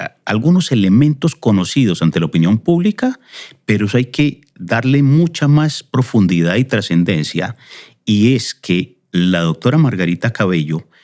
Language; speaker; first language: Spanish; native; Spanish